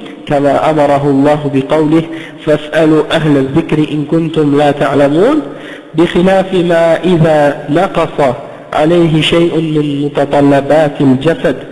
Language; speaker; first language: Arabic; non-native, fluent; French